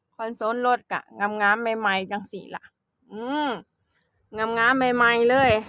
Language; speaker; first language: Thai; non-native, local second language; Northeastern Thai